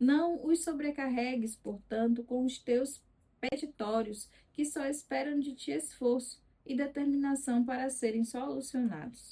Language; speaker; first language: Portuguese; native; Portuguese